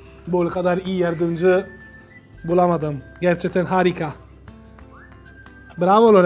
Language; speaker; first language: Turkish; non-native, learner; Italian